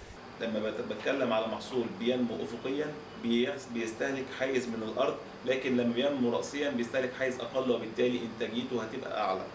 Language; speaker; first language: Arabic; native; Arabic